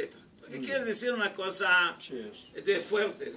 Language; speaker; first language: Spanish; non-native, learner; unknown